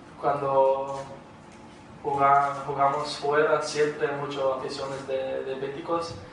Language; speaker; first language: Spanish; non-native, learner; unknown